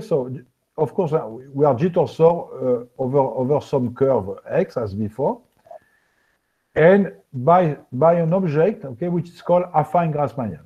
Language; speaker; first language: English; non-native, fluent; French